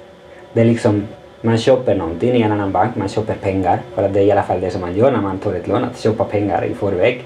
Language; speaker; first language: Swedish; non-native, fluent; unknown